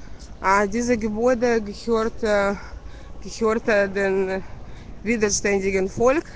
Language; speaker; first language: German; non-native, fluent; Russian